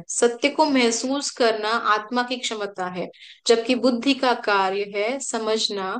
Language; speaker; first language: Hindi; native; Hindi